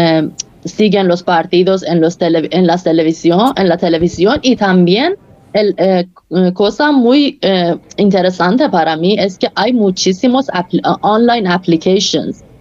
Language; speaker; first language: Spanish; non-native, learner; Persian